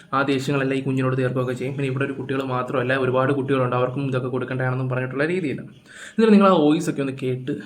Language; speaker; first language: Malayalam; native; Malayalam